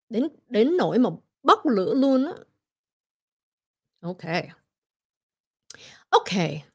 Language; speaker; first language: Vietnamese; early bilingual, heritage; Vietnamese